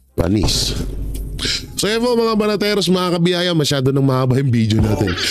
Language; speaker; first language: Filipino; non-native, local second language; Cebuano